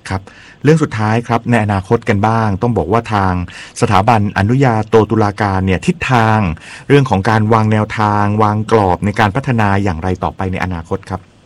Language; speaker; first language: Thai; native; Thai